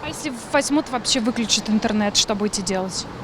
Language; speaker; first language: Russian; native; Russian